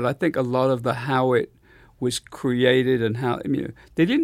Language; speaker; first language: English; native; English